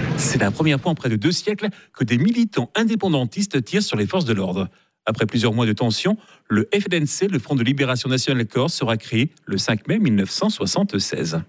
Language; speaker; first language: French; native; French